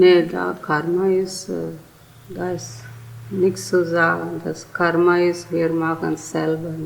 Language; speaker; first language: German; non-native, learner; Telugu